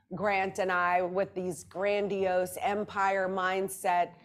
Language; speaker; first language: English; native; English